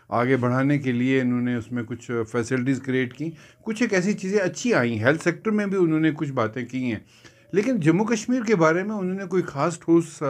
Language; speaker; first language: Hindi; non-native, local second language; Kashmiri